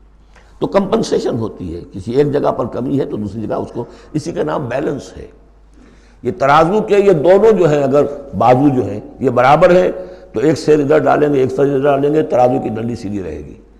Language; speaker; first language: Urdu; native; Urdu